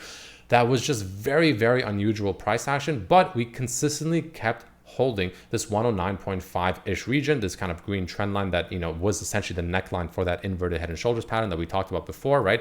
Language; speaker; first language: English; native; English